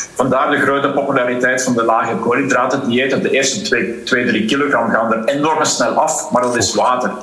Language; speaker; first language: Dutch; native; Dutch